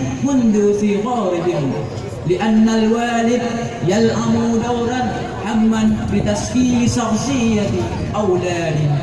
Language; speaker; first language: Arabic; non-native, learner; Indonesian